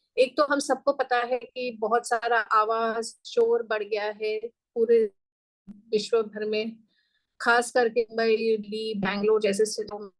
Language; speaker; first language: Hindi; non-native, local second language; Gujarati